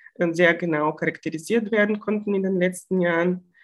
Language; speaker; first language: German; non-native, fluent; Bulgarian